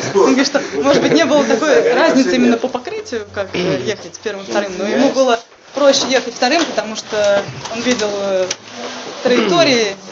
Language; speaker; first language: Russian; native; Russian